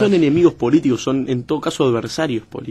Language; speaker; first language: Spanish; native; Spanish